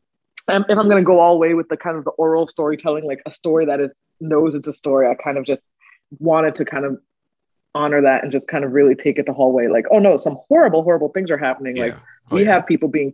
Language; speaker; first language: English; native; English